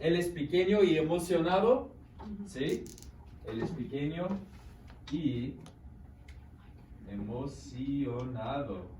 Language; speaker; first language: Spanish; non-native, fluent; English